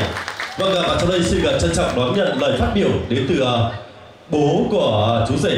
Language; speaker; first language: Vietnamese; native; Vietnamese